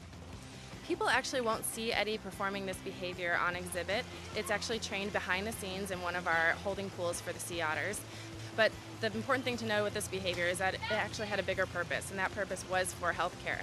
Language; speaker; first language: English; native; English